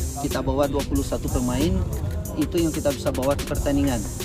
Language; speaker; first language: Indonesian; non-native, learner; Portuguese